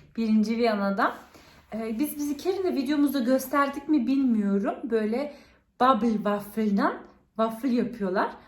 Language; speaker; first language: Turkish; early bilingual, heritage; Turkish